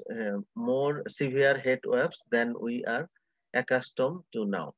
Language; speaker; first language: English; non-native, local second language; Bangla